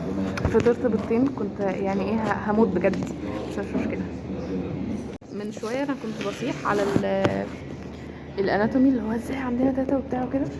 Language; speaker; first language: Arabic; native; Arabic